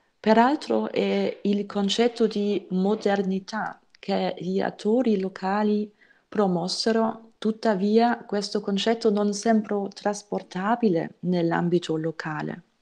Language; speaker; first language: Italian; non-native, fluent; German